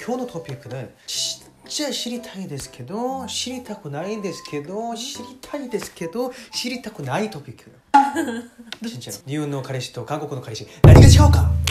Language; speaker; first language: Japanese; non-native, learner; Korean